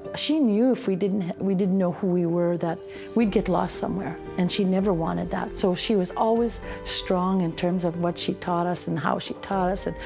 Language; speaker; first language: English; native; English